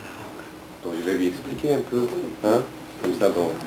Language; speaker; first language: French; non-native, fluent; Japanese